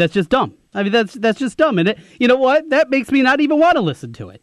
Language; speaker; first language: English; native; English